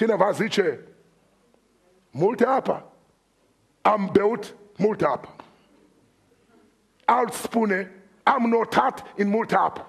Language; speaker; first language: Romanian; non-native, fluent; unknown